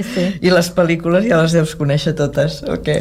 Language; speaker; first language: Italian; non-native, fluent; Catalan